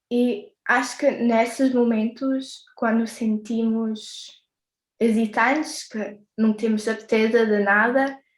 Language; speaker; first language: Portuguese; early bilingual, heritage; English